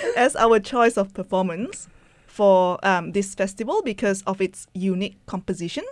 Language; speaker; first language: English; non-native, local second language; Chinese